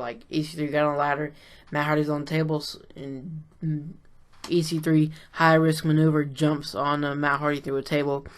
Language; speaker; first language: English; native; English